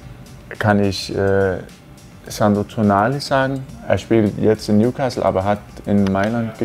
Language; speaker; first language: German; non-native, fluent; Danish